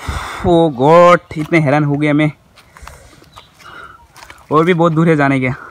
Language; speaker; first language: Hindi; non-native, local second language; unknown